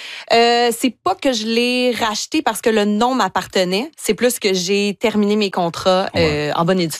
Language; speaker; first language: French; native; French